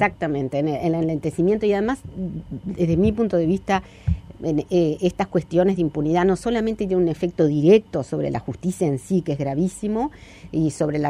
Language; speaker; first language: Spanish; native; Spanish